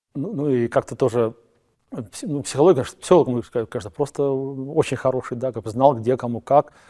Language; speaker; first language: Russian; native; Russian